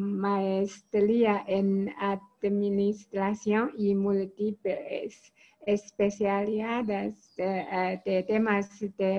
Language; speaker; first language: Spanish; non-native, learner; Chinese